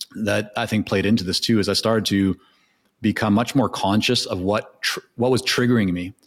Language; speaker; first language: English; non-native, fluent; Hebrew